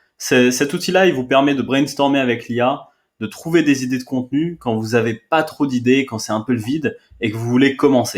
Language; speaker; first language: French; native; French